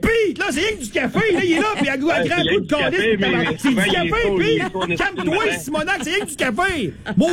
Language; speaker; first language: French; native; French